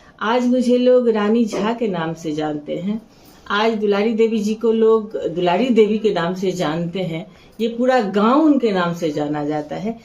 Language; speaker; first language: Hindi; non-native, local second language; Maithili